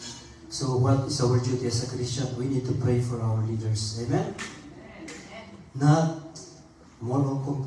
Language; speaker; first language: English; non-native, local second language; Filipino